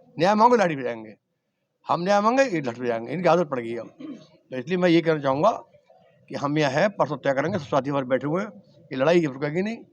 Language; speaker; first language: Hindi; native; Hindi